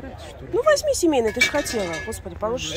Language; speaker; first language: Russian; native; Russian